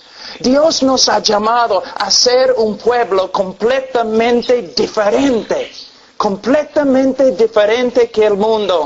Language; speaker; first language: Spanish; non-native, fluent; English